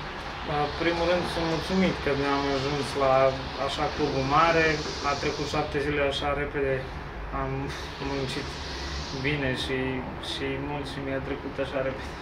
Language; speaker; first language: Romanian; non-native, learner; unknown